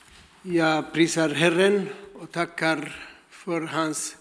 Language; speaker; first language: Swedish; non-native, learner; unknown